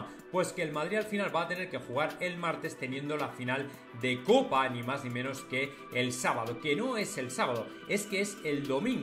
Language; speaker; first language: Spanish; native; Spanish